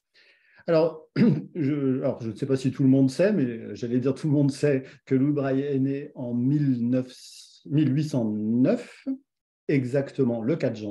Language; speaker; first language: French; native; French